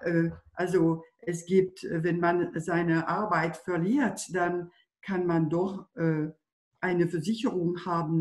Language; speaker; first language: German; non-native, fluent; French